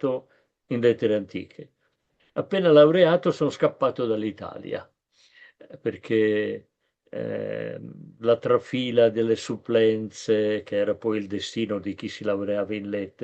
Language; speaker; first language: Italian; native; Italian